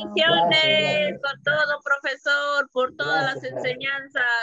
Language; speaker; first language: Spanish; native; Spanish